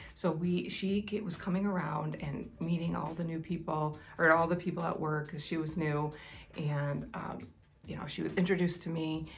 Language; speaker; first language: English; native; English